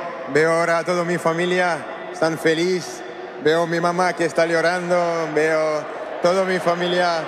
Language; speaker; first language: Spanish; non-native, learner; French